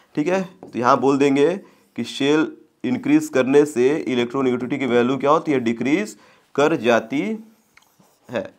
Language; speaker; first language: Hindi; native; Hindi